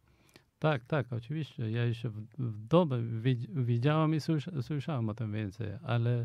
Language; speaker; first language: Polish; non-native, fluent; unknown